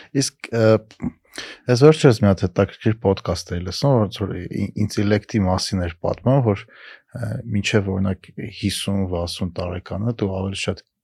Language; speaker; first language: Armenian; native; Armenian